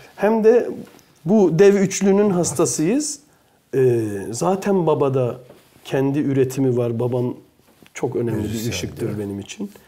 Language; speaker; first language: Turkish; early bilingual, heritage; Turkish